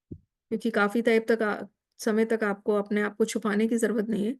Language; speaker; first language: Hindi; native; Hindi